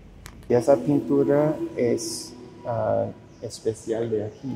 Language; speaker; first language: Spanish; non-native, fluent; English